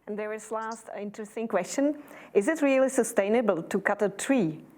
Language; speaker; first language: English; non-native, fluent; Czech